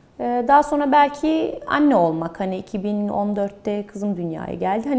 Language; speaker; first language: Turkish; early bilingual, heritage; Turkish